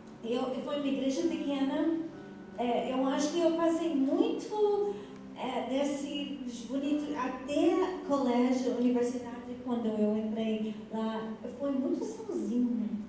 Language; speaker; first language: Portuguese; non-native, fluent; English